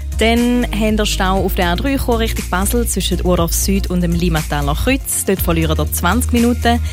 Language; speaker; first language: German; native; German